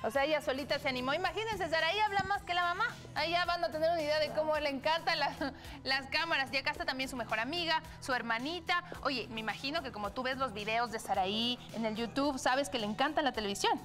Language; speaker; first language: Spanish; native; Spanish